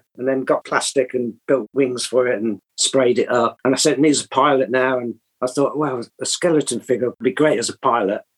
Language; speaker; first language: English; native; English